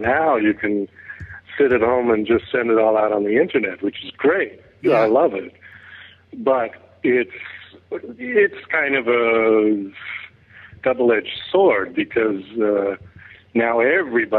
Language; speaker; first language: English; native; English